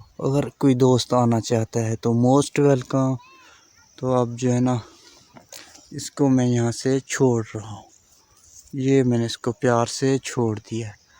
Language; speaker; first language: Urdu; non-native, local second language; Baluchi